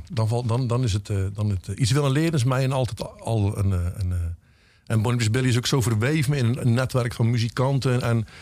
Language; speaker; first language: Dutch; native; Dutch